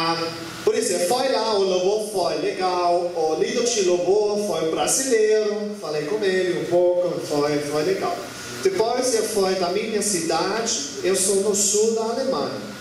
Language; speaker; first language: Portuguese; non-native, learner; German